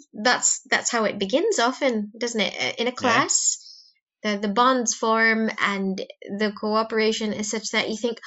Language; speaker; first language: English; non-native, local second language; Cebuano